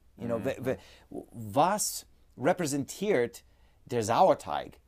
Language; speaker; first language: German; non-native, fluent; English